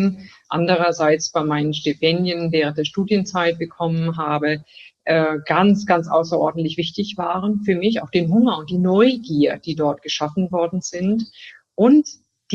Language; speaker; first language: German; native; German